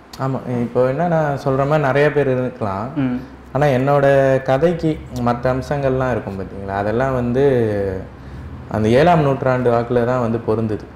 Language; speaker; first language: Tamil; native; Tamil